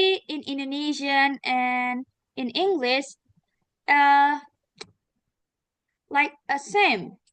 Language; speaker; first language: English; non-native, learner; Indonesian